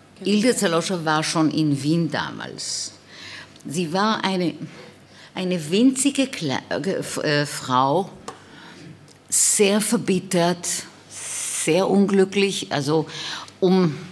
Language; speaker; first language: German; non-native, fluent; Hebrew